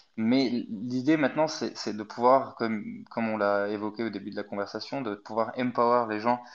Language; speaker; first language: French; non-native, fluent; Arabic